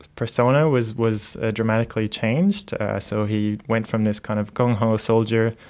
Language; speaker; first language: English; native; English